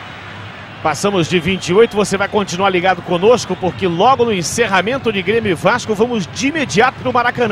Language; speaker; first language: Portuguese; native; Portuguese